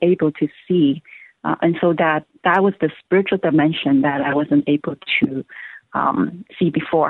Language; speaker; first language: English; non-native, local second language; Cantonese